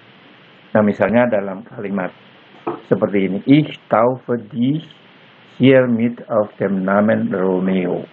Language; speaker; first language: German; non-native, fluent; Indonesian